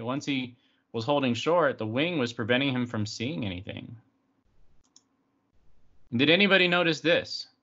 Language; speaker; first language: English; native; English